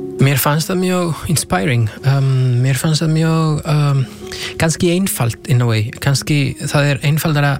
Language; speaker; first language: Icelandic; non-native, fluent; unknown